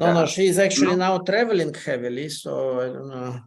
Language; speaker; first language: English; non-native, fluent; Russian